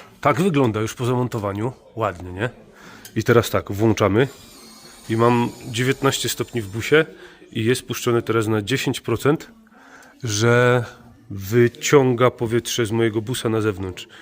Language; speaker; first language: Polish; native; Polish